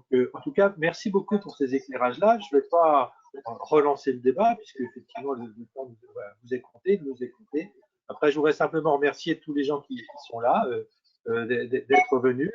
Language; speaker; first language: French; native; French